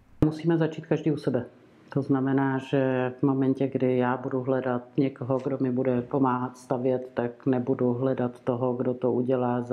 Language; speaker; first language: Czech; native; Czech